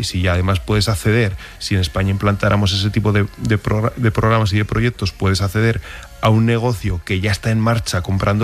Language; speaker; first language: Spanish; native; Spanish